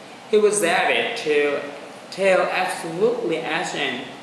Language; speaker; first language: English; non-native, fluent; Vietnamese